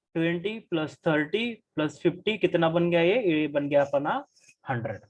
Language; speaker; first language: Hindi; non-native, local second language; Marathi